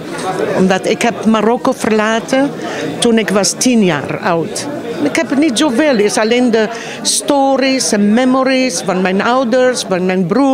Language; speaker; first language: Dutch; non-native, fluent; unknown